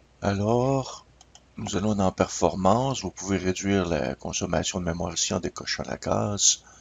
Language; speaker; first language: French; native; French